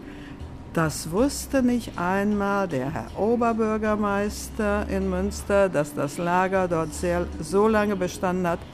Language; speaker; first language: German; early bilingual, other home language; Latvian